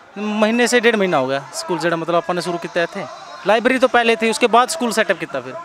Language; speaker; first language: Punjabi; non-native, local second language; Hindi